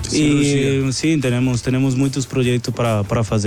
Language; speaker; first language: Portuguese; non-native, local second language; Spanish